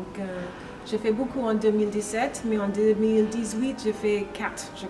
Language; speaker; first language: French; non-native, learner; English